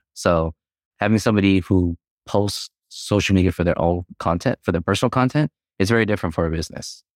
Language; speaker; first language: English; native; English